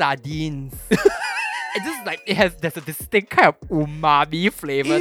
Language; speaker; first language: English; native; English